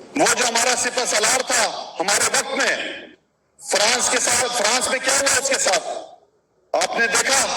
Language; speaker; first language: Urdu; non-native, local second language; Pashto